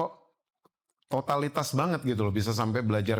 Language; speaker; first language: Indonesian; native; Indonesian